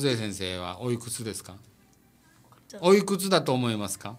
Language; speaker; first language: Japanese; native; Japanese